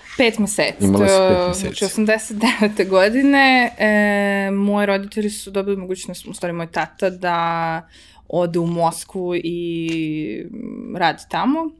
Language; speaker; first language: Serbian; early bilingual, heritage; Serbian